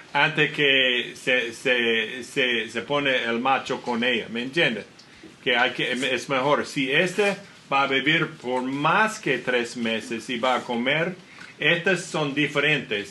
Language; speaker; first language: Spanish; non-native, learner; English